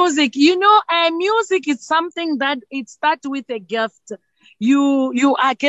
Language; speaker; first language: English; non-native, local second language; Northern Sotho